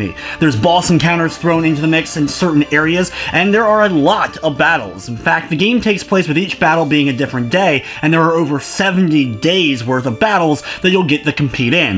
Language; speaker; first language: English; native; English